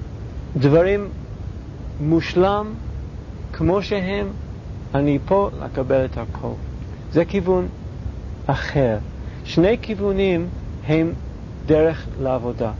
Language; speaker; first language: Hebrew; non-native, fluent; English